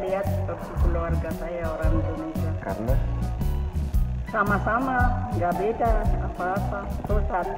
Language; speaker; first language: Indonesian; non-native, learner; Amharic